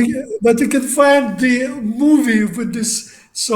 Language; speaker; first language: English; non-native, learner; Russian